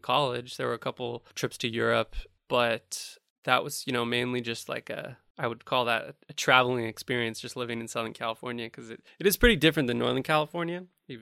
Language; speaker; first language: English; native; English